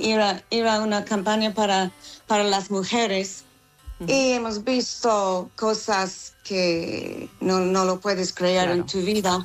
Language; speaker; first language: Spanish; non-native, fluent; English